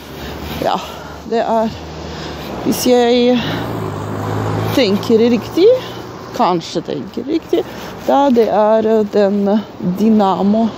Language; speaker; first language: Norwegian; non-native, learner; Russian